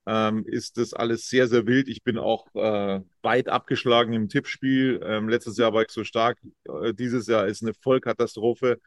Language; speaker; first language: German; native; German